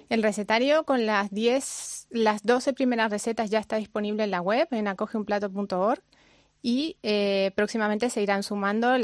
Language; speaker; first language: Spanish; native; Spanish